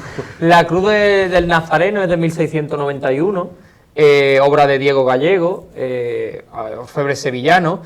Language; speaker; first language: Spanish; native; Spanish